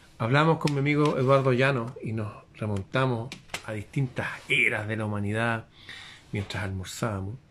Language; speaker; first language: Spanish; native; Spanish